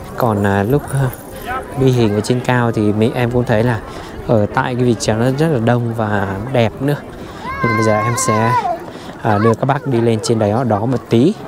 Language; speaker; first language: Vietnamese; non-native, local second language; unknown